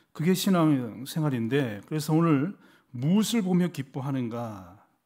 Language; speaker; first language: Korean; native; Korean